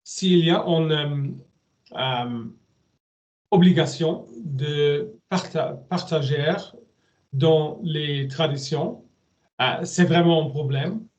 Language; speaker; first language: French; non-native, learner; German